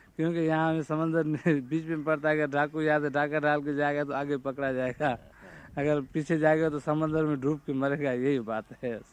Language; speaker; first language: Urdu; native; Urdu